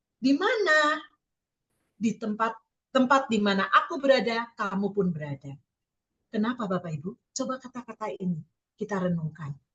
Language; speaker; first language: Indonesian; native; Indonesian